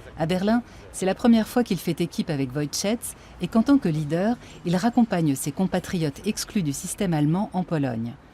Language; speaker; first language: French; native; French